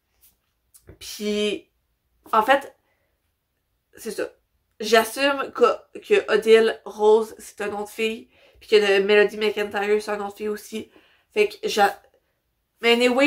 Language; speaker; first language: French; native; French